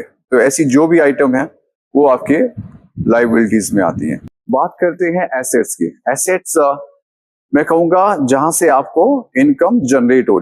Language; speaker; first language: Hindi; native; Hindi